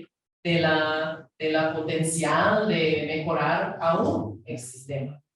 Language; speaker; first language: Spanish; non-native, fluent; English